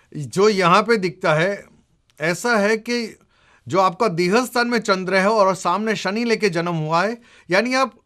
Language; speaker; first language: Hindi; non-native, local second language; Gujarati